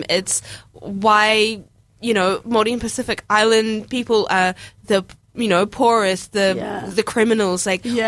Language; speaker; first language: English; native; English